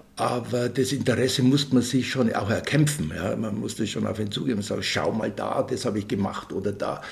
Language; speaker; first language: German; native; German